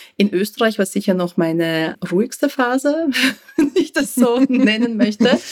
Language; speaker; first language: German; early bilingual, other home language; Russian